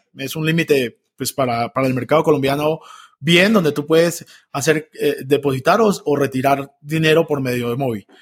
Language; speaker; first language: Spanish; native; Spanish